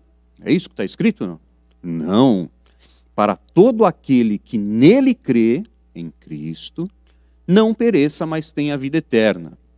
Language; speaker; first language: Portuguese; native; Portuguese